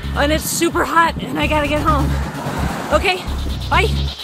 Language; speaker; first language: English; native; English